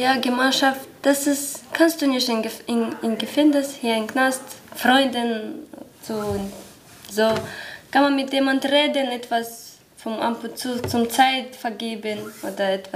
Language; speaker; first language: German; non-native, learner; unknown